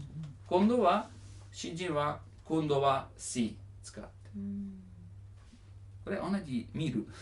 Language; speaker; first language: Japanese; non-native, learner; Italian